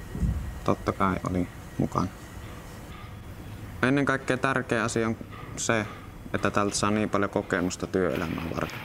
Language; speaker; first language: Finnish; native; Finnish